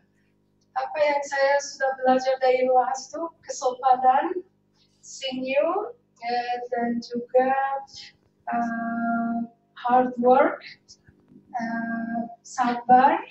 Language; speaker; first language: Indonesian; non-native, fluent; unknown